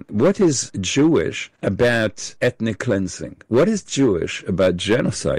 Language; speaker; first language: English; non-native, fluent; Hebrew